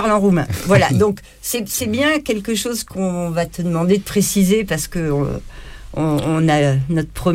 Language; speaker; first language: French; native; French